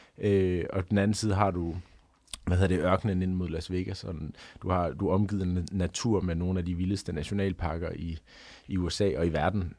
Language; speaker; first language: Danish; native; Danish